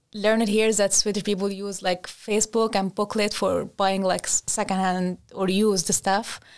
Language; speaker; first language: English; non-native, fluent; Arabic